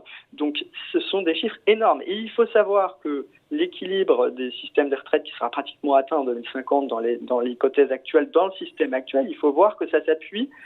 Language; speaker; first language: French; native; French